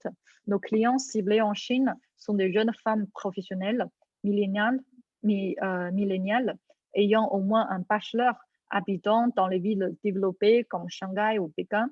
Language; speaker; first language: French; non-native, fluent; Chinese